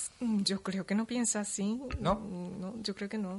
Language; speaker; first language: Spanish; non-native, learner; Japanese